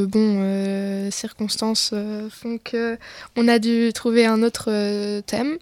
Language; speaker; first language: French; native; French